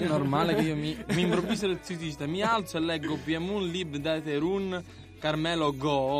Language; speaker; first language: Italian; native; Italian